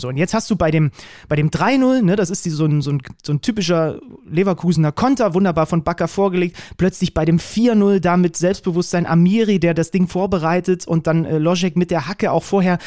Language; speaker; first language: German; native; German